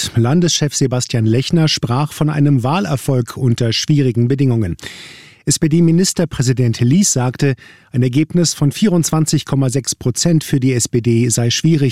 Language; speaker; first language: German; native; German